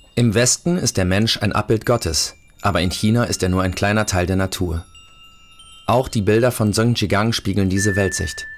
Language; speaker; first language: German; native; German